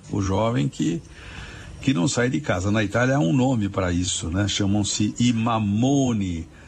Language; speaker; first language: Portuguese; native; Portuguese